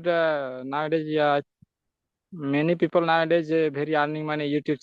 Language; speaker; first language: English; non-native, learner; Santali